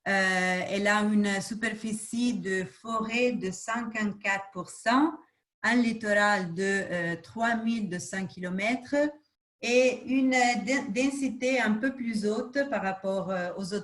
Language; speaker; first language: French; non-native, fluent; Spanish